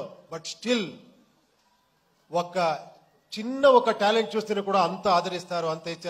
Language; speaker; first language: Telugu; non-native, local second language; Kannada